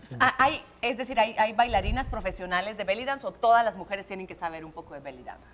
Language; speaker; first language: Spanish; native; Spanish